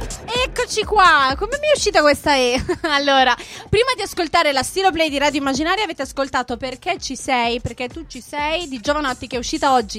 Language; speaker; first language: Italian; native; Italian